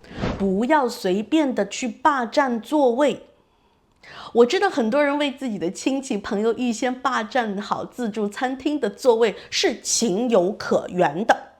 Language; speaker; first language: Chinese; native; Chinese